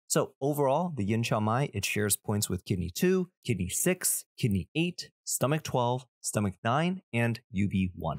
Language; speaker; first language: English; early bilingual, other home language; Chinese